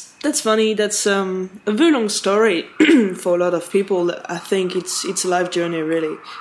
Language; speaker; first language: English; non-native, fluent; French